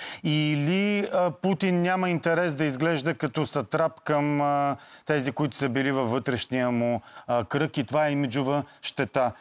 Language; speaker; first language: Bulgarian; native; Bulgarian